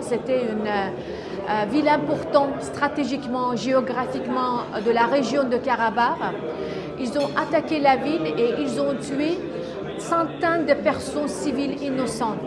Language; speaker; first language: French; non-native, fluent; Azerbaijani